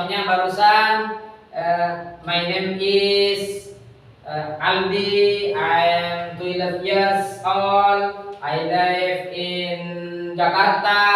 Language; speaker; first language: English; non-native, learner; Indonesian